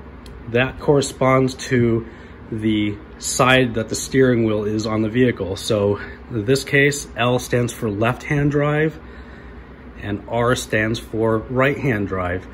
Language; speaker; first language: English; native; English